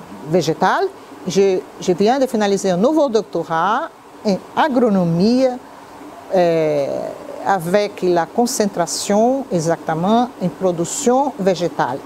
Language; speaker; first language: French; non-native, fluent; Portuguese